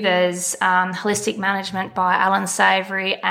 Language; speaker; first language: English; native; English